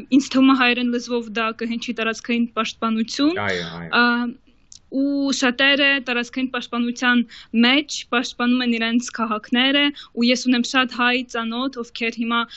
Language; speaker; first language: Armenian; early bilingual, heritage; Armenian